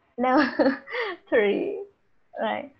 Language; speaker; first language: English; non-native, fluent; Vietnamese